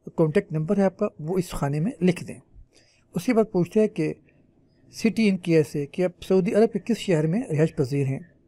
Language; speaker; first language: Urdu; native; Urdu